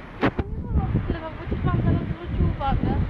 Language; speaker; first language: Polish; native; Polish